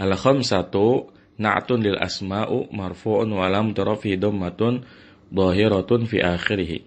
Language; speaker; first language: Arabic; non-native, fluent; Indonesian